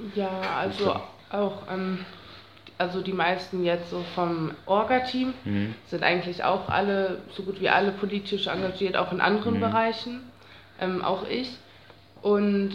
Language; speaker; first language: German; native; German